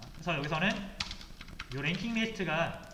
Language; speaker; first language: Korean; native; Korean